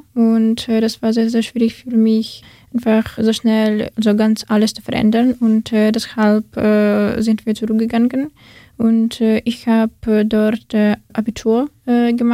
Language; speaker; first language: German; non-native, learner; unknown